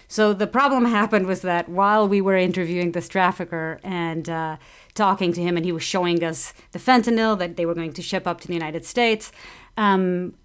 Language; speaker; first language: English; non-native, fluent; Portuguese